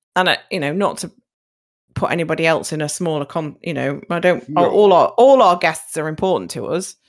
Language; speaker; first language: English; native; English